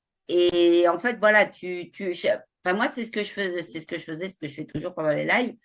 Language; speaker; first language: French; native; French